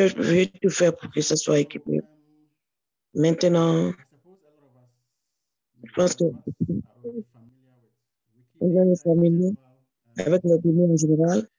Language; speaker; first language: French; non-native, learner; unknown